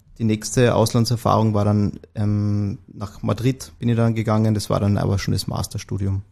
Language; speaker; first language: German; native; German